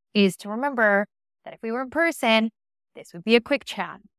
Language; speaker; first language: English; early bilingual, other home language; Spanish